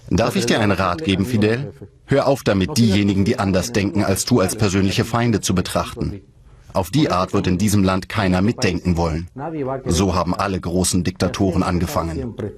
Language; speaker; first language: German; native; German